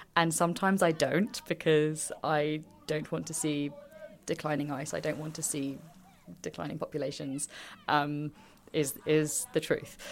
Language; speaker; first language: English; native; English